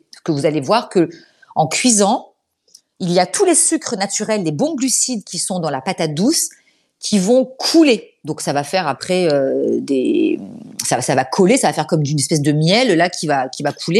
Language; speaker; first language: French; native; French